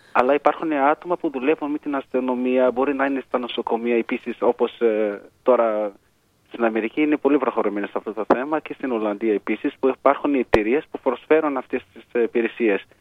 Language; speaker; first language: Greek; non-native, fluent; Arabic